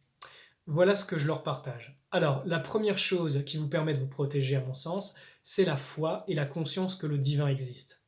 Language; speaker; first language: French; native; French